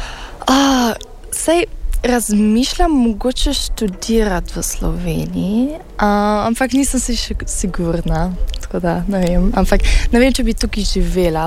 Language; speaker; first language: Slovenian; early bilingual, heritage; Slovenian